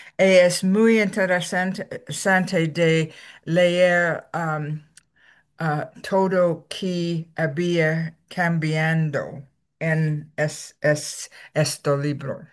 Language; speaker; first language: Spanish; non-native, learner; English